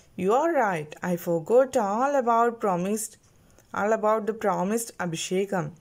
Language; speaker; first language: English; non-native, local second language; Malayalam